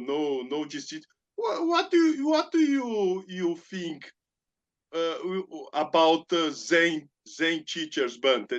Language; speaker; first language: English; non-native, learner; Portuguese